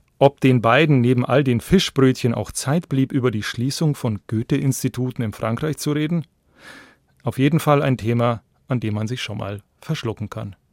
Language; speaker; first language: German; native; German